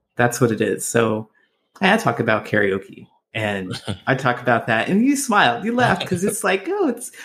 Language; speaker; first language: English; native; English